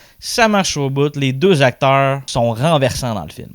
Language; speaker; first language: French; native; French